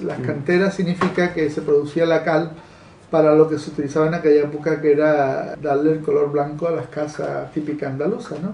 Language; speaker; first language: Spanish; native; Spanish